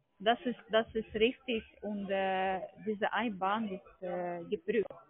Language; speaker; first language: German; non-native, learner; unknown